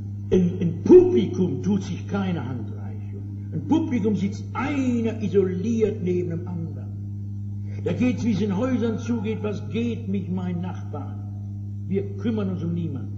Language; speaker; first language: German; native; German